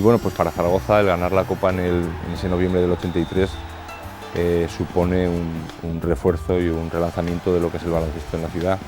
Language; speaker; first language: Spanish; native; Spanish